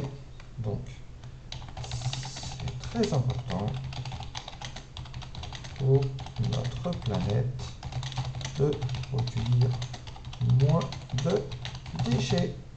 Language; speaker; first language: French; native; French